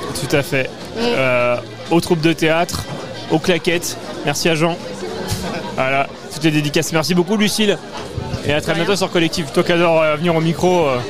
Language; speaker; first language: French; native; French